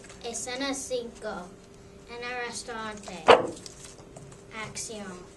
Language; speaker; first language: Spanish; non-native, learner; English